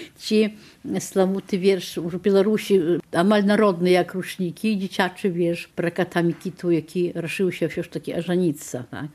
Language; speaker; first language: Belarusian; native; Belarusian